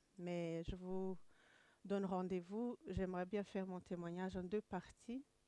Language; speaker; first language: French; non-native, local second language; Kinyarwanda